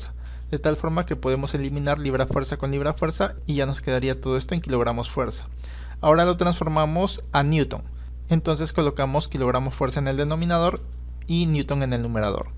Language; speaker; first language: Spanish; native; Spanish